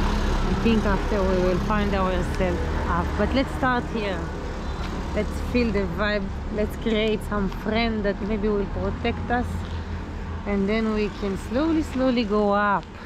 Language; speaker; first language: English; non-native, learner; Hebrew